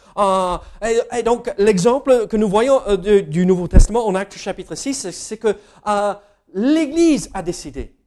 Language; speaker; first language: French; non-native, fluent; English